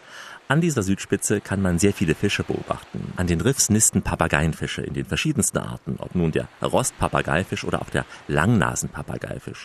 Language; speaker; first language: German; native; German